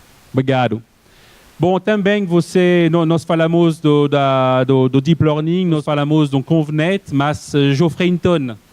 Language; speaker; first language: Portuguese; non-native, fluent; French